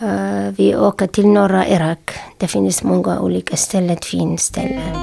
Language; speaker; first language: Swedish; non-native, learner; Syriac